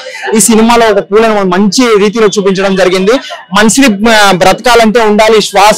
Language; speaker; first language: Telugu; native; Telugu